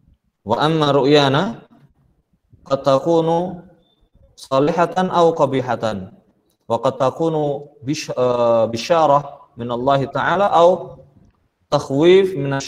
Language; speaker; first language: Arabic; non-native, fluent; Indonesian